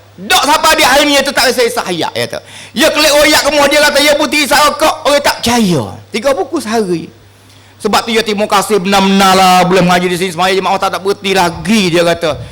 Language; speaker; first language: Malay; native; Malay